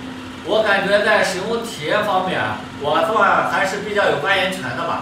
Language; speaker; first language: Chinese; native; Chinese